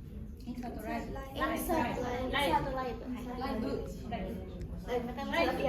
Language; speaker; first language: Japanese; non-native, fluent; Indonesian